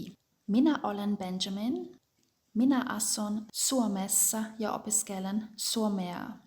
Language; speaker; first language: Finnish; non-native, fluent; German